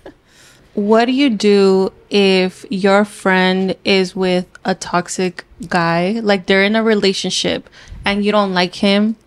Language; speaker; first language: English; native; English